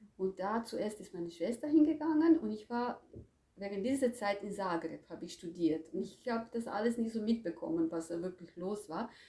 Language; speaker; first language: German; non-native, fluent; Croatian